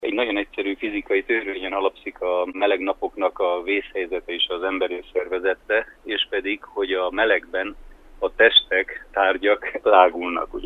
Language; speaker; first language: Hungarian; native; Hungarian